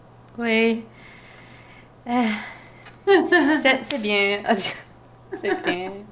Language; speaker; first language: French; non-native, learner; English